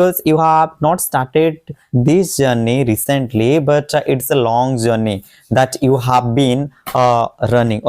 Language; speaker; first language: English; non-native, local second language; Odia